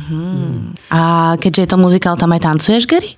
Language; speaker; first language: Slovak; native; Slovak